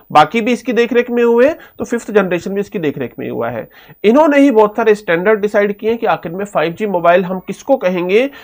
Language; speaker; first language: Hindi; native; Hindi